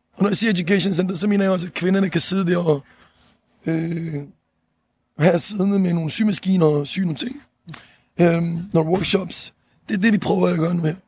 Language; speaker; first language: Danish; early bilingual, other home language; Arabic